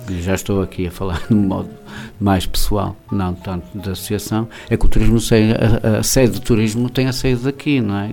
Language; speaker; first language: Portuguese; native; Portuguese